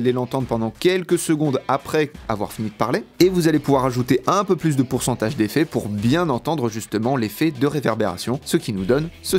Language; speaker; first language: French; native; French